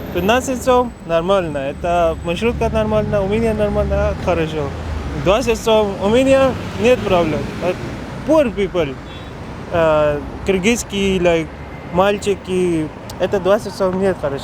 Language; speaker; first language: Russian; non-native, learner; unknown